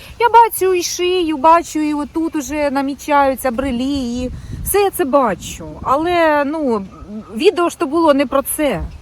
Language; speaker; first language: Ukrainian; non-native, local second language; Russian